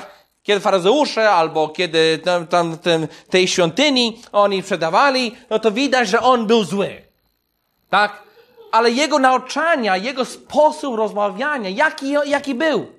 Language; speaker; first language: Polish; non-native, fluent; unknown